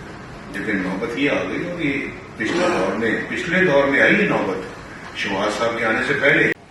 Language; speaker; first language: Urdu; non-native, local second language; Punjabi